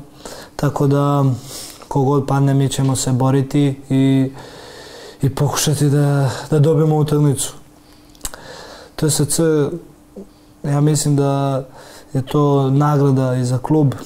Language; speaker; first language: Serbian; early bilingual, heritage; Serbian